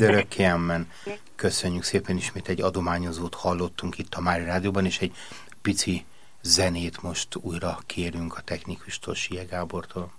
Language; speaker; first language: Hungarian; native; Hungarian